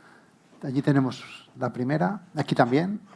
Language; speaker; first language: Spanish; native; Spanish